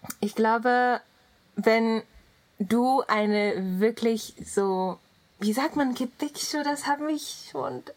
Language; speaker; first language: German; non-native, learner; Japanese